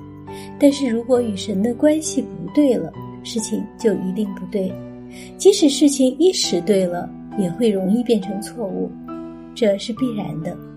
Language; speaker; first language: Chinese; native; Chinese